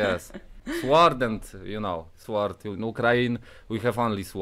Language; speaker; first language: English; non-native, learner; Polish